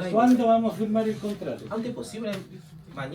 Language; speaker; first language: Spanish; non-native, learner; Chinese